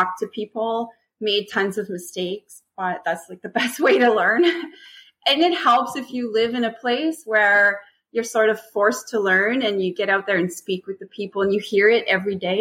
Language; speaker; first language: English; non-native, fluent; French